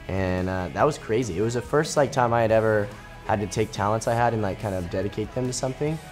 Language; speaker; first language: English; native; English